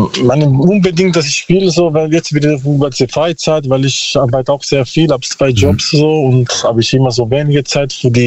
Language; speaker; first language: German; non-native, learner; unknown